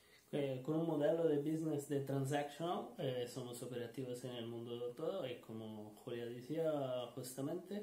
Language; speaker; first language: Spanish; non-native, learner; Portuguese